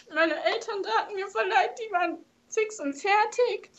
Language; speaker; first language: German; native; German